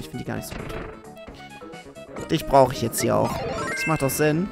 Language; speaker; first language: German; native; German